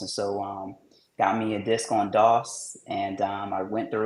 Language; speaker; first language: English; native; English